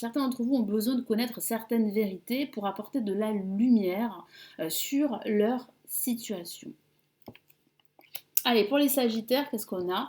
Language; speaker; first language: French; native; French